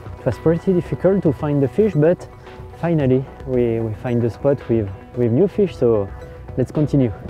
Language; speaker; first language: English; non-native, fluent; French